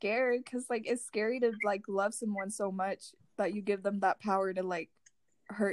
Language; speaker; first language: English; non-native, fluent; Korean